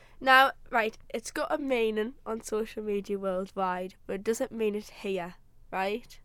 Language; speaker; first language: English; native; English